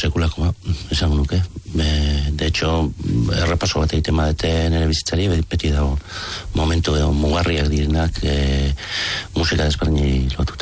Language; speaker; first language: Basque; native; Basque